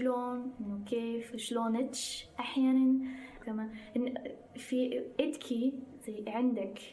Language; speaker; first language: Arabic; non-native, fluent; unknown